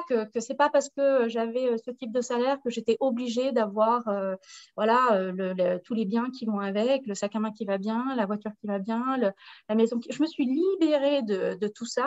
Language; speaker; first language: French; native; French